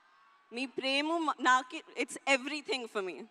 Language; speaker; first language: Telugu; non-native, local second language; Hindi